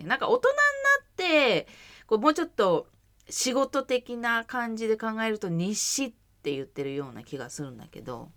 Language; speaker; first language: Japanese; early bilingual, heritage; Japanese